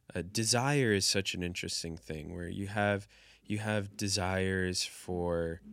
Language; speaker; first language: English; native; English